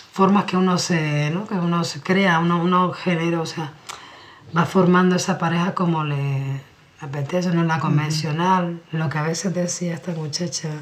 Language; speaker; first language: Spanish; native; Spanish